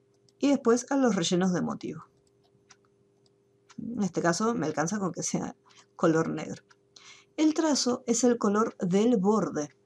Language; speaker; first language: Spanish; native; Spanish